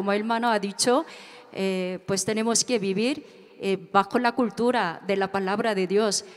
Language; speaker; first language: Spanish; non-native, fluent; Korean